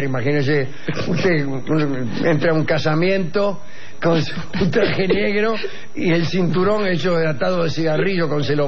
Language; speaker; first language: Spanish; native; Spanish